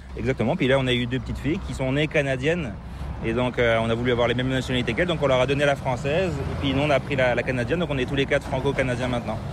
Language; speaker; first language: French; native; French